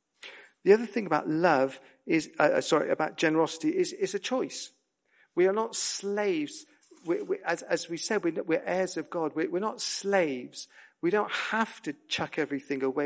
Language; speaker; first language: English; native; English